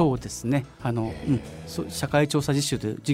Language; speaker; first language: Japanese; native; Japanese